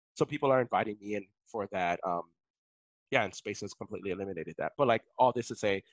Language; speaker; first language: English; early bilingual, other home language; Haitian Creole